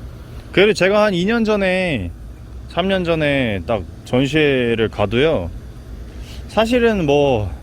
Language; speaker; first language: Korean; native; Korean